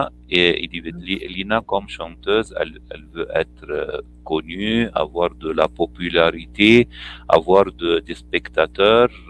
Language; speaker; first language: French; non-native, fluent; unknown